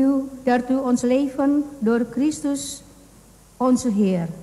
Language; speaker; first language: Dutch; non-native, fluent; Indonesian